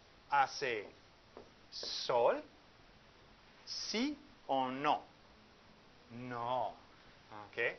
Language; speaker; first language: Spanish; non-native, fluent; English